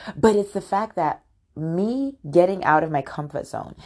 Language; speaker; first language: English; native; English